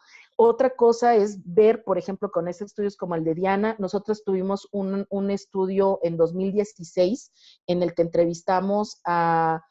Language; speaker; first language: Spanish; native; Spanish